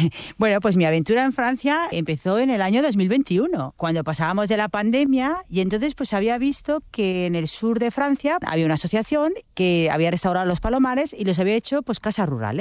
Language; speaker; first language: Spanish; native; Spanish